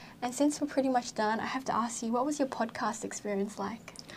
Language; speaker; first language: English; native; English